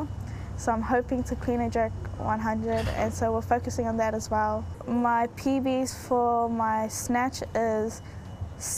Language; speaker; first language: English; native; English